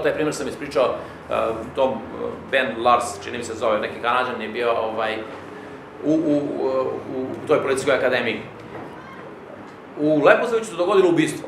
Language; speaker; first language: Serbian; native; Serbian